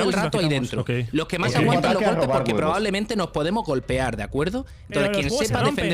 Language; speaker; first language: Spanish; native; Spanish